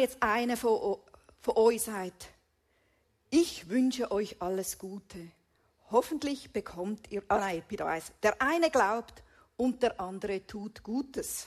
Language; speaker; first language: German; native; German